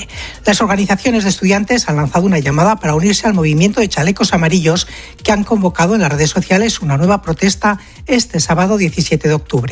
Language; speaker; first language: Spanish; native; Spanish